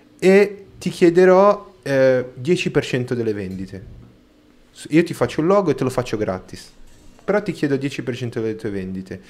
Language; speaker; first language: Italian; non-native, fluent; Portuguese